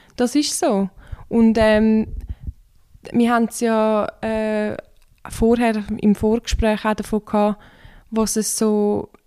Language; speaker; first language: German; non-native, fluent; Turkish